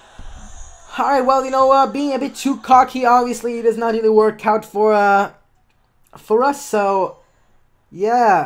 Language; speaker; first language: English; native; English